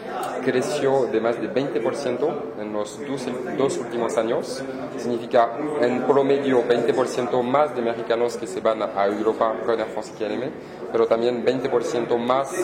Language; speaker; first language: Spanish; non-native, fluent; French